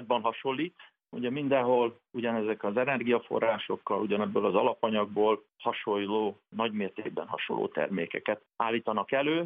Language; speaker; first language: Hungarian; native; Hungarian